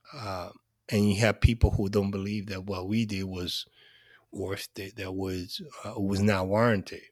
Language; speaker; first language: English; early bilingual, other home language; Spanish